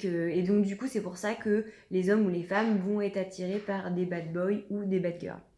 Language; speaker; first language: French; native; French